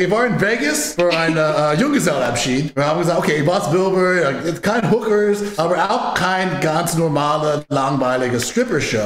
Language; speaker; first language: German; non-native, learner; English